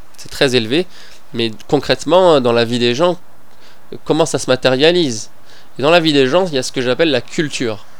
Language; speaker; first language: French; non-native, fluent; Persian